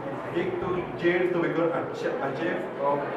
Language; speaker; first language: English; non-native, learner; Spanish